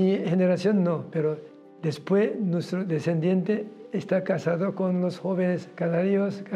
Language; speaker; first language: Spanish; non-native, learner; Korean